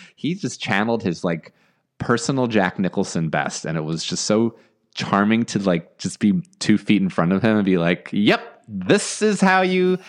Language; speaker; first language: English; native; English